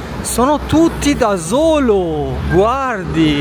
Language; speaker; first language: Italian; non-native, fluent; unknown